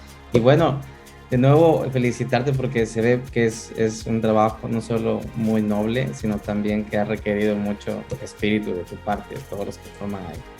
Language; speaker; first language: Spanish; native; Spanish